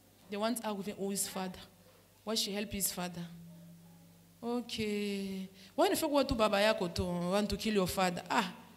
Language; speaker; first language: English; non-native, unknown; Lingala